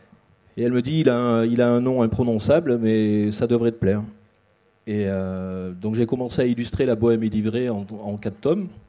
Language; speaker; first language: French; native; French